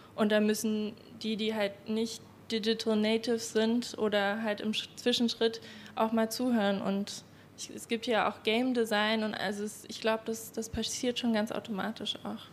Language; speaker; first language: German; native; German